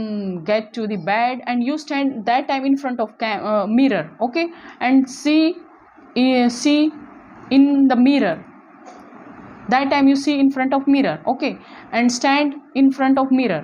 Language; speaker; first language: English; non-native, local second language; Hindi